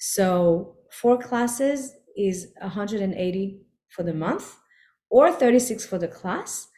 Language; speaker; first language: English; non-native, fluent; Hebrew